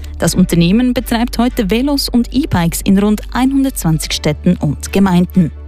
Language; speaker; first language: German; native; German